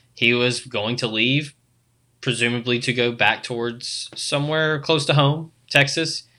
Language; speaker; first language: English; native; English